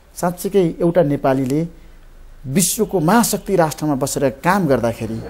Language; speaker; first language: Nepali; native; Nepali